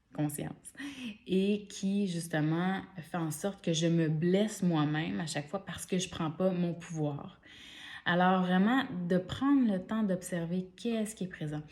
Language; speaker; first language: French; native; French